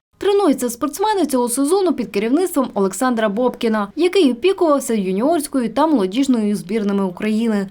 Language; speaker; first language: Ukrainian; native; Ukrainian